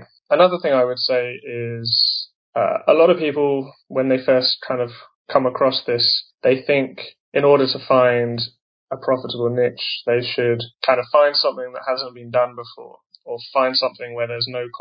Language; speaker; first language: English; native; English